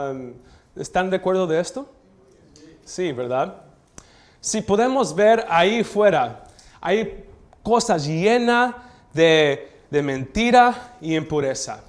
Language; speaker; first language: Spanish; early bilingual, heritage; Spanish